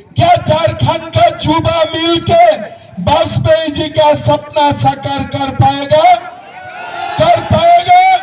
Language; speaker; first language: Hindi; non-native, local second language; Assamese